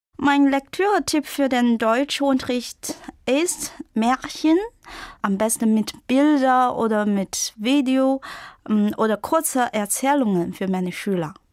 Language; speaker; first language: German; non-native, fluent; Chinese